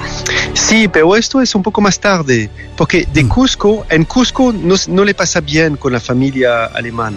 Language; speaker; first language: Spanish; non-native, learner; French